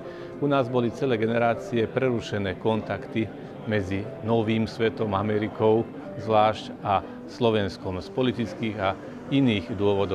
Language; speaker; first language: Slovak; native; Slovak